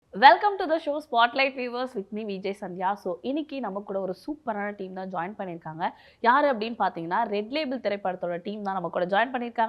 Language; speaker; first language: Tamil; native; Tamil